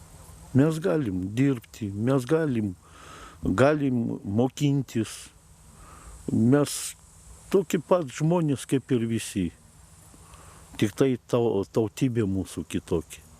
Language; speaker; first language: Lithuanian; non-native, local second language; Romany